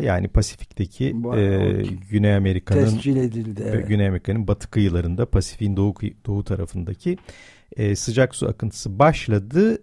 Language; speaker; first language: Turkish; native; Turkish